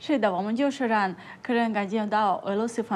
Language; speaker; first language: Chinese; non-native, fluent; Russian